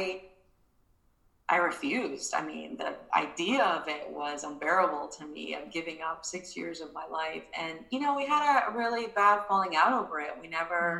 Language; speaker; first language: English; early bilingual, other home language; Spanish